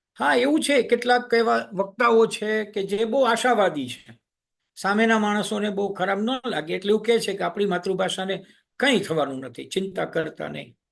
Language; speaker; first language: Gujarati; native; Gujarati